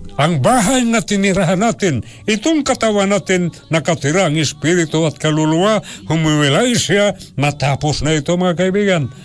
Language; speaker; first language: Filipino; non-native, local second language; Cebuano